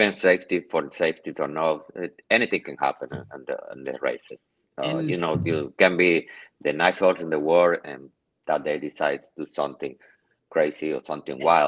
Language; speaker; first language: English; non-native, learner; Spanish